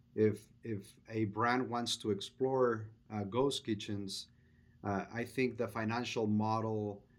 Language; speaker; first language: English; non-native, fluent; Spanish